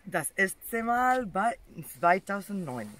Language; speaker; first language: German; non-native, learner; Spanish